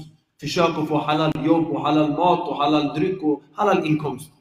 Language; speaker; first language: Swedish; early bilingual, other home language; Arabic